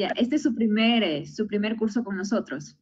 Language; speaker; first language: Spanish; native; Spanish